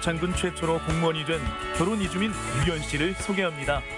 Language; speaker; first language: Korean; native; Korean